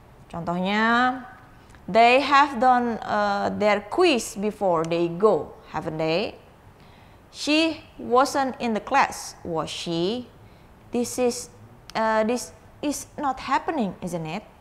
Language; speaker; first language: English; non-native, fluent; Indonesian